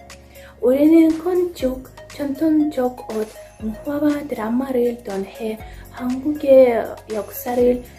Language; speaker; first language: Korean; non-native, learner; Russian